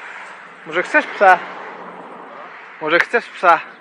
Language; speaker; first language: Polish; early bilingual, heritage; English